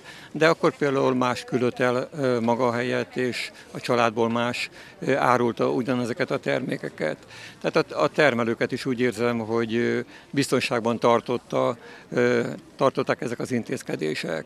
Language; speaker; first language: Hungarian; native; Hungarian